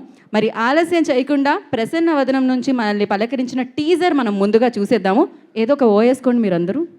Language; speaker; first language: Telugu; native; Telugu